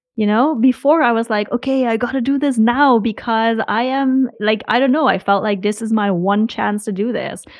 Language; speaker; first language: English; non-native, fluent; Dutch